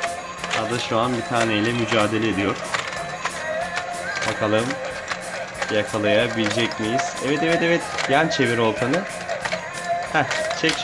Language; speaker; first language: Turkish; native; Turkish